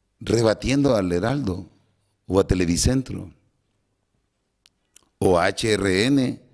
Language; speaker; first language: Spanish; native; Spanish